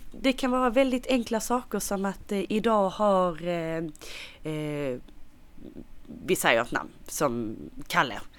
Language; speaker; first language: Swedish; native; Swedish